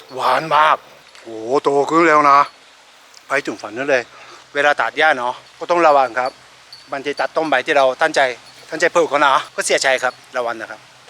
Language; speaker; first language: Thai; non-native, fluent; Japanese